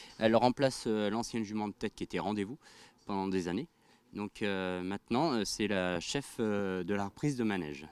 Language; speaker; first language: French; native; French